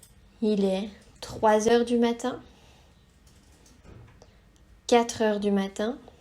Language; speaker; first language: French; native; French